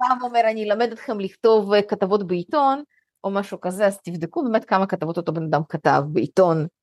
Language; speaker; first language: Hebrew; early bilingual, other home language; Russian